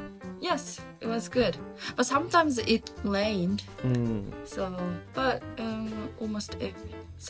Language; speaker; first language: English; non-native, learner; Japanese